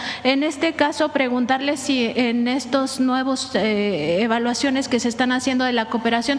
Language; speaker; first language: Spanish; native; Spanish